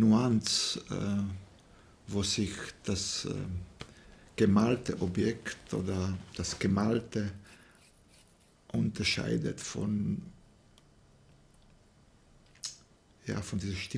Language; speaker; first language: German; non-native, fluent; Slovak